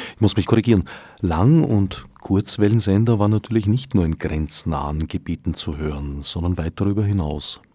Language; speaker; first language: German; native; German